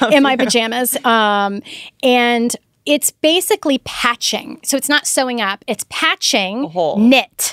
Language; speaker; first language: English; native; English